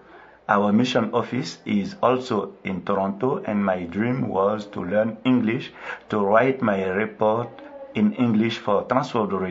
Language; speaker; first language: English; non-native, local second language; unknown